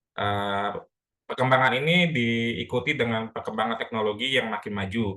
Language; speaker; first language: Indonesian; native; Indonesian